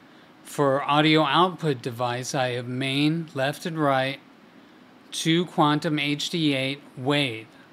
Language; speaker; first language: English; native; English